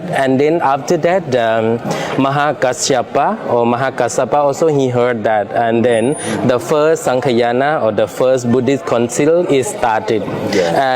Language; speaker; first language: English; non-native, fluent; Lao